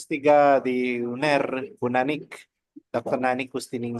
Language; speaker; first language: Indonesian; non-native, learner; Nepali